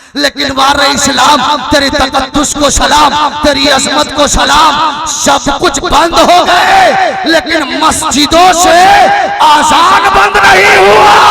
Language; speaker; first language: Hindi; non-native, local second language; Urdu